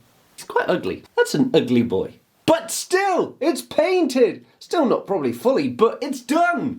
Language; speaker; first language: English; native; English